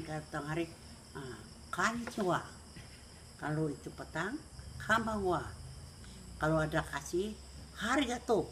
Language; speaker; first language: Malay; non-native, local second language; Central Dusun